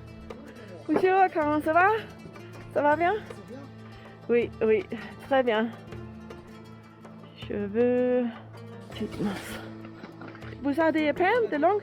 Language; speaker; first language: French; non-native, learner; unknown